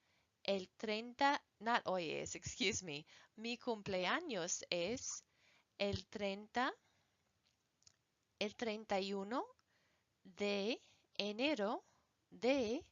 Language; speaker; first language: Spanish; non-native, fluent; English